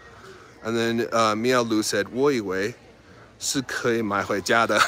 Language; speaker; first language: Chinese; non-native, fluent; English